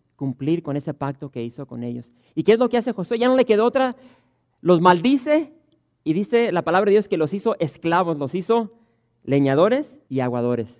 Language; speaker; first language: Spanish; early bilingual, heritage; Spanish